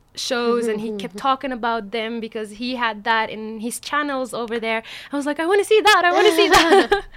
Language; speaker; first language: English; non-native, fluent; Arabic